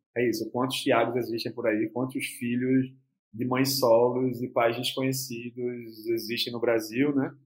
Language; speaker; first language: Portuguese; native; Portuguese